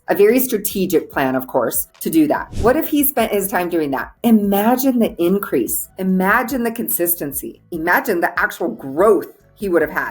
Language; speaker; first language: English; native; English